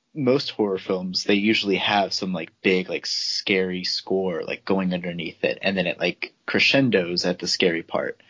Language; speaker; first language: English; native; English